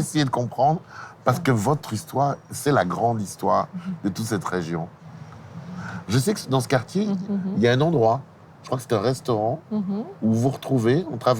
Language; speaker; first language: French; native; French